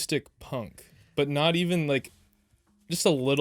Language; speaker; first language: English; native; English